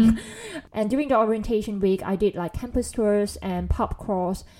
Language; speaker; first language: English; non-native, local second language; Chinese